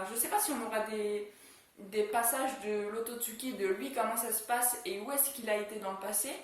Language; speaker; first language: French; native; French